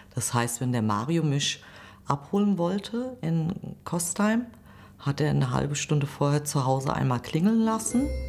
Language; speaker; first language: German; early bilingual, other home language; Kurdish